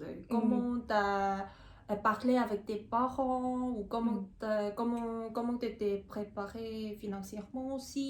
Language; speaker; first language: French; non-native, learner; Korean